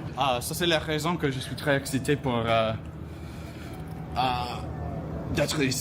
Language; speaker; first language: French; non-native, learner; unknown